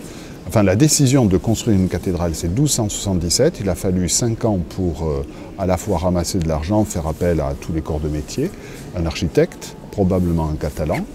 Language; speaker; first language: French; native; French